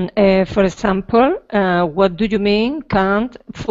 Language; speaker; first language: English; non-native, learner; Spanish